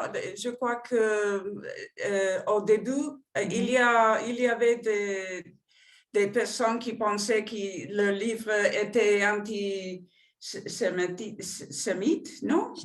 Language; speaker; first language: French; non-native, fluent; Spanish